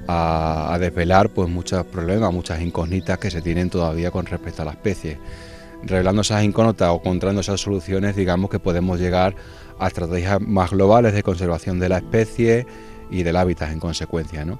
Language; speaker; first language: Spanish; native; Spanish